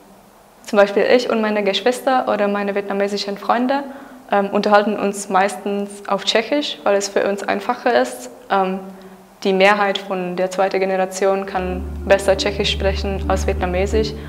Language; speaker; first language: German; non-native, fluent; Czech